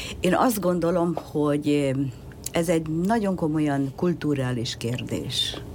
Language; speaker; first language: Hungarian; native; Hungarian